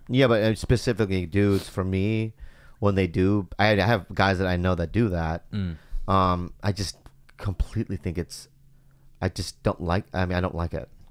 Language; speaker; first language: English; native; English